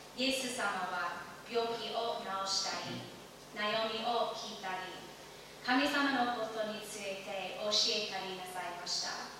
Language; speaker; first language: Japanese; non-native, fluent; English